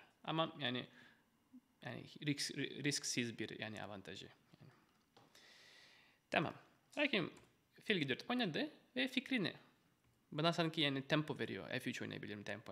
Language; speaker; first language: Turkish; non-native, fluent; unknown